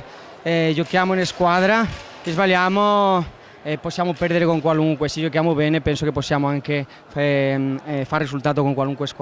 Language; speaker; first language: Italian; non-native, fluent; Spanish